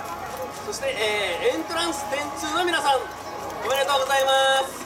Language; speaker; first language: Japanese; native; Japanese